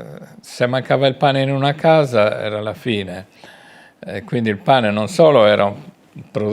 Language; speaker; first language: Italian; native; Italian